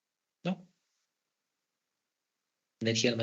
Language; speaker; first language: Spanish; native; Spanish